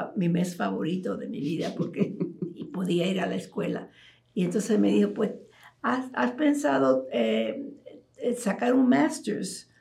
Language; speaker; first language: Spanish; early bilingual, heritage; Spanish